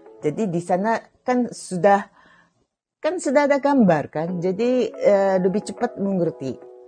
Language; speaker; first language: Indonesian; non-native, fluent; Japanese